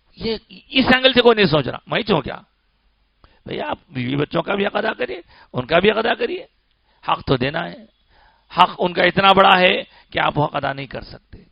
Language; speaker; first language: Urdu; native; Urdu